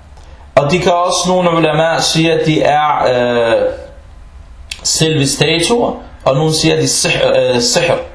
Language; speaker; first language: Danish; early bilingual, other home language; Arabic